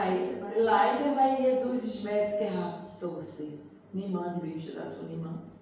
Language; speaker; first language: German; non-native, learner; Portuguese